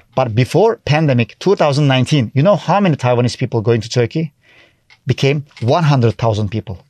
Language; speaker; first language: English; non-native, fluent; Turkish